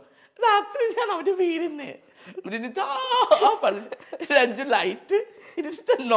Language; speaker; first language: Malayalam; non-native, fluent; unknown